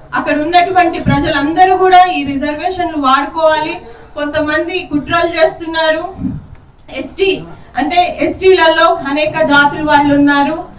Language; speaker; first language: Telugu; non-native, local second language; Lambadi